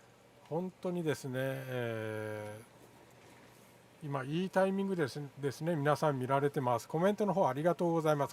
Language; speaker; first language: Japanese; native; Japanese